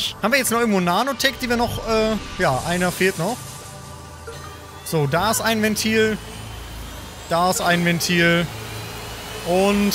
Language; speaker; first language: German; native; German